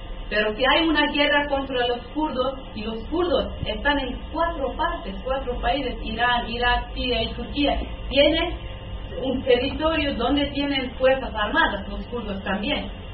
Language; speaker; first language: Spanish; non-native, learner; Kurdish